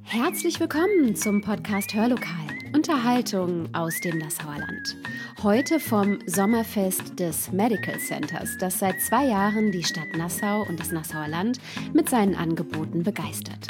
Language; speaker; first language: German; native; German